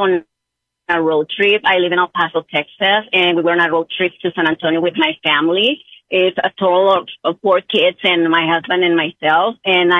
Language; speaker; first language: English; non-native, fluent; Spanish